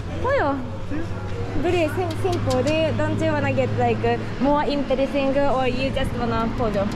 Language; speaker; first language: English; non-native, fluent; Japanese